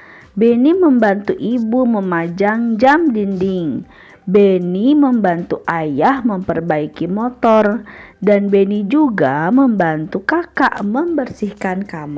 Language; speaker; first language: Indonesian; native; Indonesian